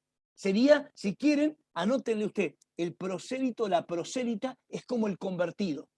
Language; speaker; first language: Spanish; native; Spanish